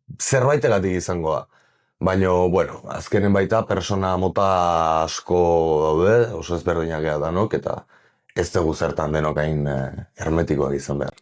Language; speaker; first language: Basque; native; Basque